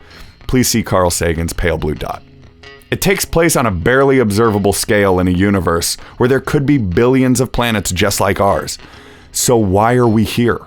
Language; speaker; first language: English; native; English